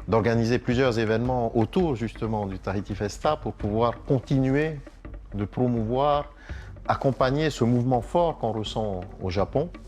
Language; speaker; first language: French; native; French